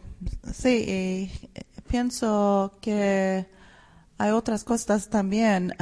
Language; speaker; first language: Spanish; non-native, fluent; Swedish